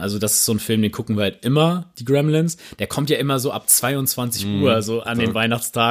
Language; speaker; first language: German; native; German